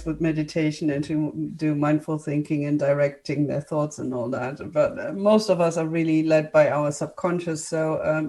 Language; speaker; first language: English; non-native, fluent; German